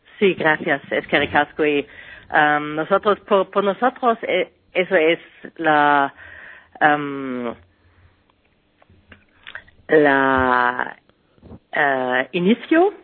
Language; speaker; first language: Spanish; non-native, learner; German